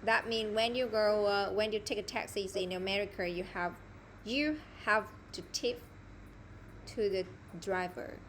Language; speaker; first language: English; non-native, fluent; Vietnamese